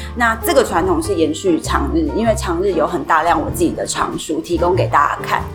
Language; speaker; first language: Chinese; native; Chinese